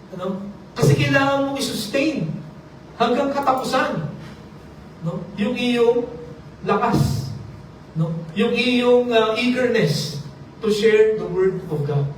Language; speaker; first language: Filipino; non-native, local second language; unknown